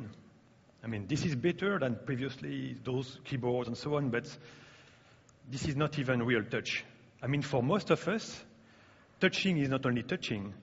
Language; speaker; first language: English; non-native, fluent; French